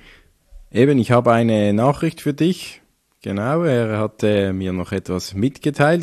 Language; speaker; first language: German; native; German